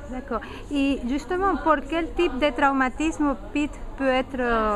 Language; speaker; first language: French; non-native, fluent; Spanish